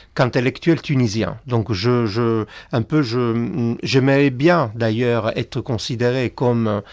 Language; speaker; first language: French; non-native, fluent; Italian